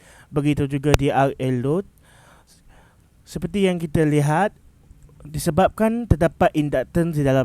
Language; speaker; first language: Malay; native; Malay